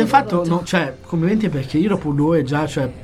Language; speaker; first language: Italian; native; Italian